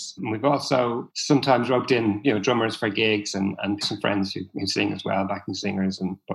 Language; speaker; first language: English; native; English